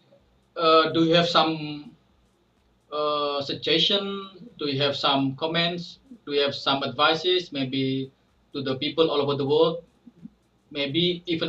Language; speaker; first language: English; non-native, fluent; Indonesian